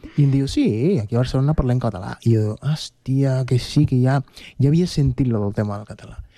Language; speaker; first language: Catalan; non-native, fluent; Spanish